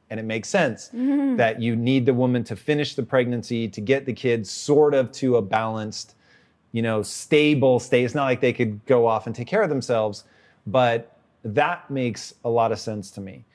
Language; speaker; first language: English; native; English